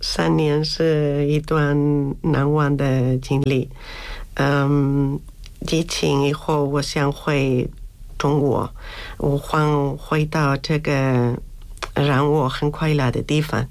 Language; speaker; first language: Chinese; non-native, fluent; Spanish